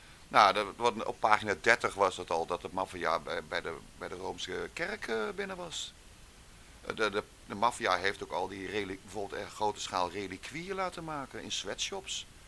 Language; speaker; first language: Dutch; native; Dutch